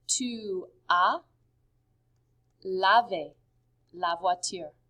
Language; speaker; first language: French; non-native, fluent; English